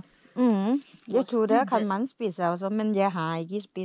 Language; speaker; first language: Norwegian; non-native, learner; Thai